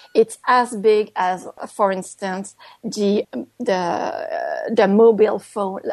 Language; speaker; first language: English; non-native, fluent; French